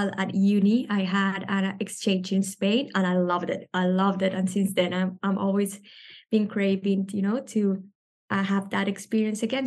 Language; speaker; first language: English; non-native, fluent; Spanish